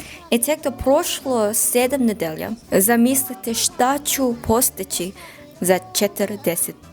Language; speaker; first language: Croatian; non-native, learner; English